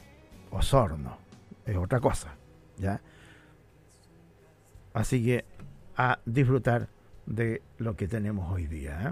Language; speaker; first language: Spanish; native; Spanish